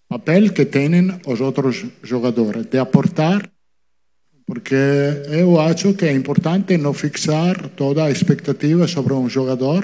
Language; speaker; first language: Portuguese; non-native, fluent; Italian